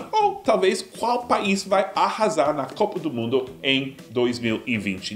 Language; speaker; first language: Portuguese; non-native, fluent; English